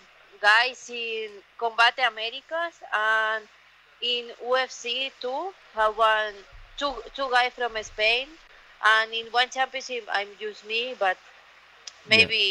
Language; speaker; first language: English; non-native, learner; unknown